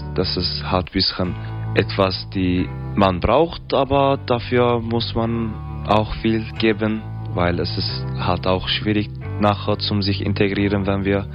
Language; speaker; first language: German; non-native, fluent; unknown